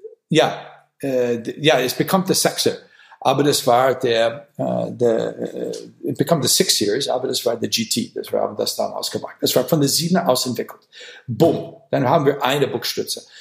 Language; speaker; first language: German; non-native, fluent; English